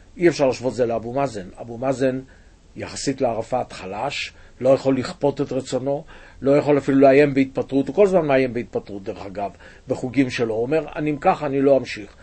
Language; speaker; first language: Hebrew; native; Hebrew